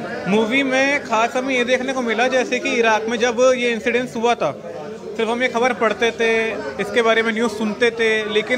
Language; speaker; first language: Hindi; native; Hindi